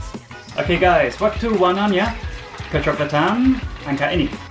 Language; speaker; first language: Indonesian; non-native, fluent; English